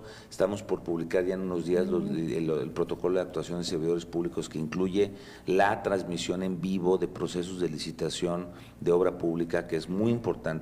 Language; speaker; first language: Spanish; native; Spanish